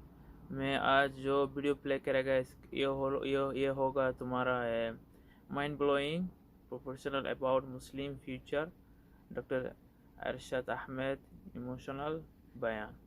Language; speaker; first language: Hindi; non-native, local second language; Bangla